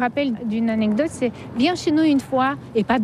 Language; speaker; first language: French; non-native, fluent; Russian